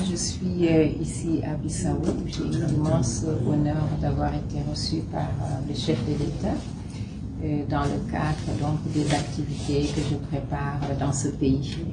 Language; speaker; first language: French; non-native, local second language; Wolof